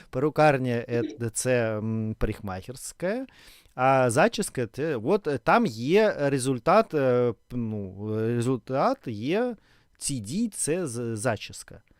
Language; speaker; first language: Ukrainian; non-native, learner; Russian